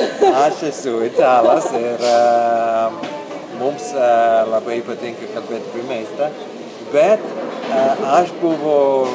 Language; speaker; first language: Lithuanian; non-native, learner; Italian